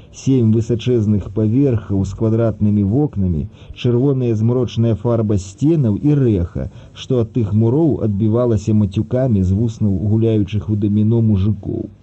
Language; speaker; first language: Belarusian; early bilingual, other home language; Russian